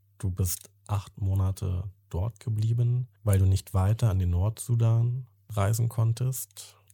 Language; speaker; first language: German; native; German